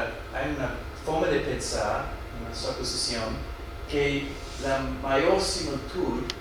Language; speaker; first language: Spanish; non-native, fluent; English